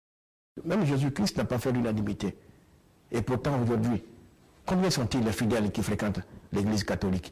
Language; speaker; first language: French; non-native, local second language; Baoulé